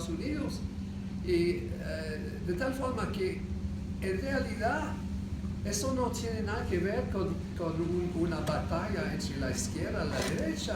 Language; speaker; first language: Spanish; non-native, fluent; English